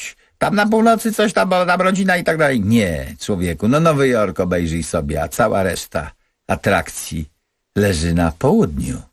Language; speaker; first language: Polish; native; Polish